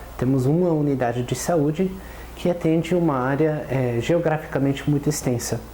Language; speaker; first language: Portuguese; non-native, fluent; English